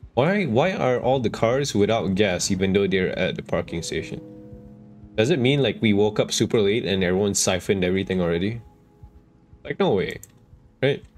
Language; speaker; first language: English; non-native, local second language; Malay